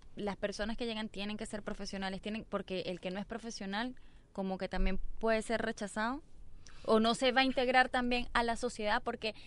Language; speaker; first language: Spanish; native; Spanish